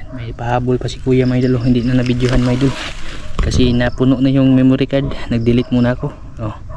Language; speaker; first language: Filipino; non-native, local second language; Cebuano